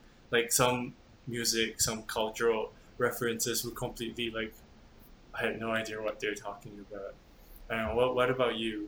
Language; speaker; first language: English; native; English